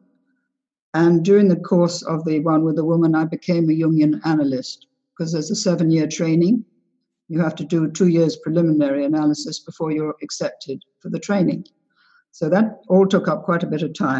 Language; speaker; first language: English; native; English